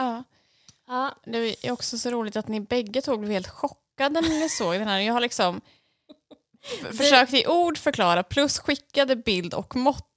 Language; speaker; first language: Swedish; native; Swedish